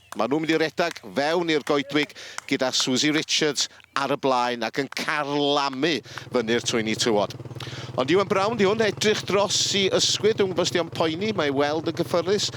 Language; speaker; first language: Welsh; native; Welsh